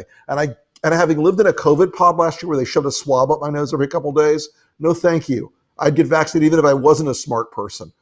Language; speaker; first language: English; native; English